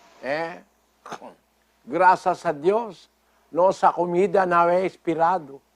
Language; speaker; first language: Portuguese; non-native, fluent; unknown